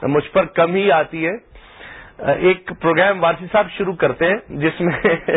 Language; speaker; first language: Urdu; native; Urdu